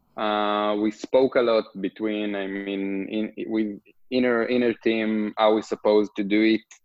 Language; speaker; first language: English; non-native, fluent; Hebrew